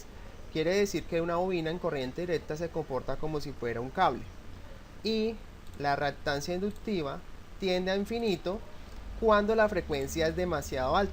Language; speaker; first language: Spanish; native; Spanish